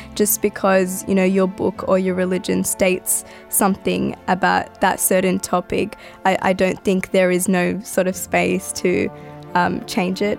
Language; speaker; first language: English; early bilingual, other home language; Arabic